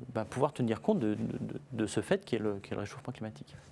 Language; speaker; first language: French; native; French